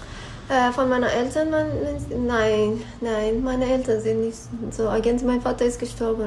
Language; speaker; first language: German; non-native, learner; Persian